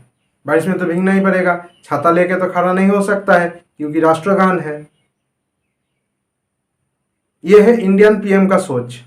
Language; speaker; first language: Hindi; non-native, fluent; Bangla